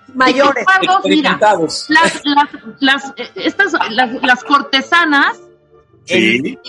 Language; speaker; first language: Spanish; native; Spanish